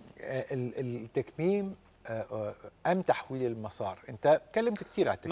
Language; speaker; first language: Arabic; native; Arabic